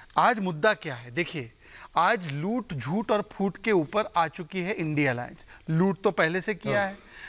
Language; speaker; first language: Hindi; native; Hindi